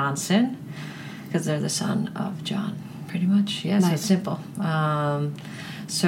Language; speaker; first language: English; early bilingual, other home language; Icelandic